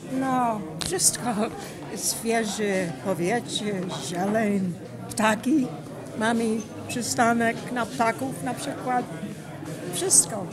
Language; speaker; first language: Polish; non-native, learner; English